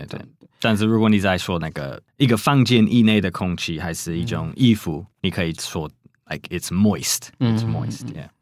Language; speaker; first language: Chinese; non-native, fluent; English